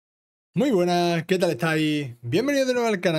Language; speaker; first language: Spanish; native; Spanish